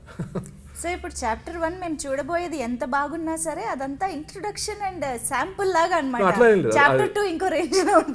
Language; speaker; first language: Telugu; native; Telugu